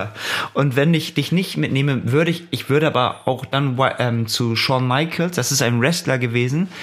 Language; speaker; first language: German; early bilingual, other home language; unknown